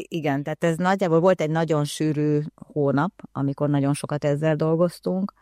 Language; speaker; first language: Hungarian; native; Hungarian